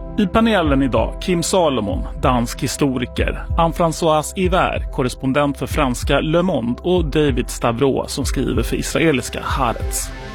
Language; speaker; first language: Swedish; native; Swedish